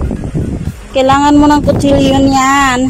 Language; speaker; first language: Filipino; non-native, local second language; Cebuano